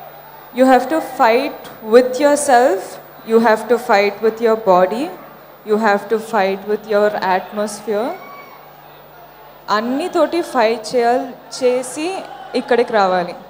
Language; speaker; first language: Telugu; non-native, local second language; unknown